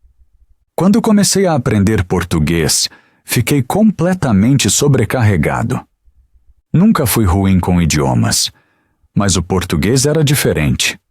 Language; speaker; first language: Portuguese; non-native, fluent; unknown